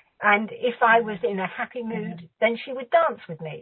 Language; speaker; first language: English; native; English